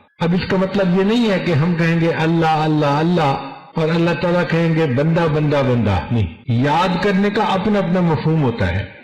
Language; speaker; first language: Urdu; non-native, local second language; Punjabi